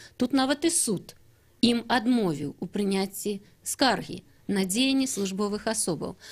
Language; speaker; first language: Belarusian; native; Belarusian